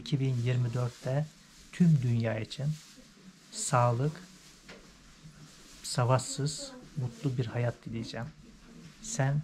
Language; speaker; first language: Turkish; native; Turkish